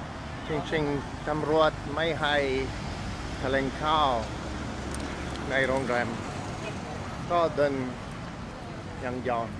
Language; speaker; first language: Thai; non-native, fluent; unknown